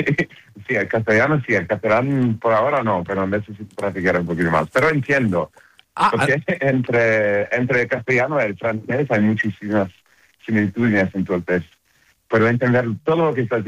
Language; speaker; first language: Spanish; non-native, learner; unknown